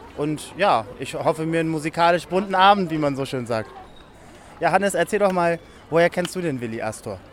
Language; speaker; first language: German; native; German